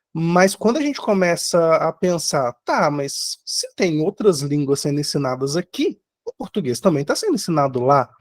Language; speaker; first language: Portuguese; native; Portuguese